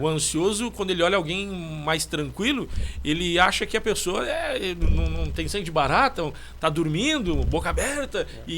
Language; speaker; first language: Portuguese; native; Portuguese